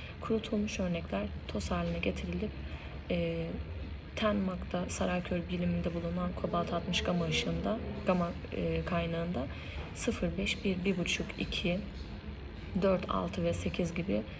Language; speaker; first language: Turkish; native; Turkish